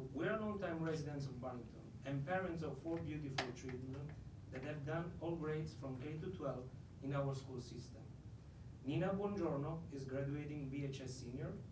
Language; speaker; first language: English; non-native, fluent; Italian